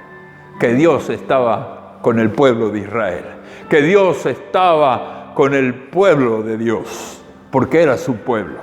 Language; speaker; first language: Spanish; native; Spanish